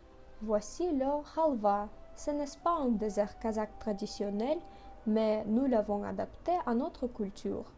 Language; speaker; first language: French; non-native, learner; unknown